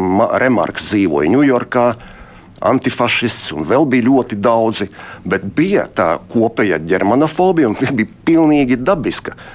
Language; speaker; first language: Latvian; non-native, local second language; Russian